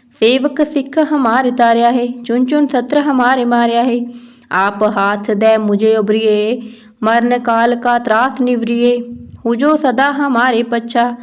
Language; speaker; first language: Hindi; non-native, local second language; Punjabi